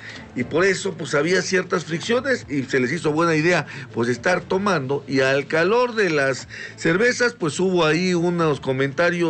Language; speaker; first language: Spanish; native; Spanish